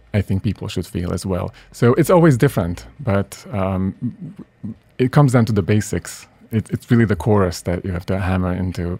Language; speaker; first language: English; non-native, fluent; Hungarian